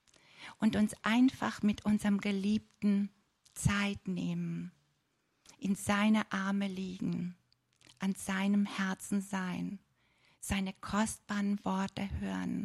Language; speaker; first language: German; non-native, fluent; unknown